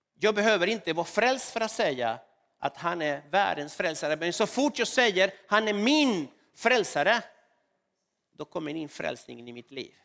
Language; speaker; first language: Swedish; non-native, fluent; Spanish